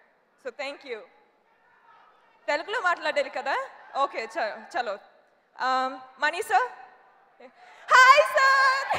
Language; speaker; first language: Telugu; non-native, learner; Kannada